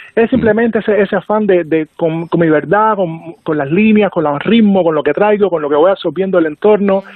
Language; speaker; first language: Spanish; native; Spanish